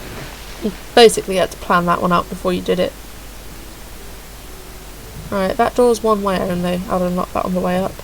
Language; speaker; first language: English; native; English